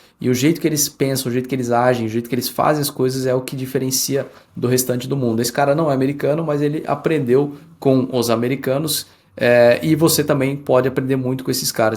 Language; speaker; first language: Portuguese; early bilingual, heritage; Portuguese